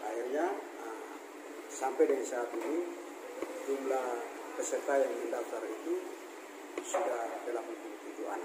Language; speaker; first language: Indonesian; non-native, local second language; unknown